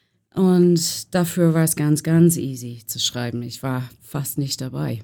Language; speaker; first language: German; non-native, learner; English